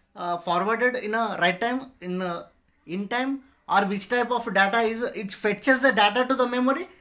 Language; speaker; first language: English; non-native, local second language; Telugu